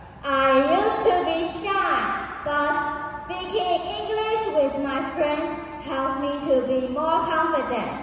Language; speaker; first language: English; non-native, learner; Chinese